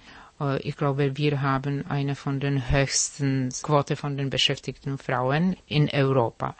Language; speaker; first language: German; non-native, fluent; Czech